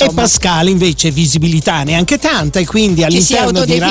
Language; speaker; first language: Italian; native; Italian